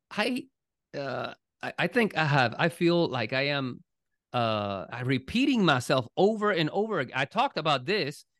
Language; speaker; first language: English; non-native, fluent; Spanish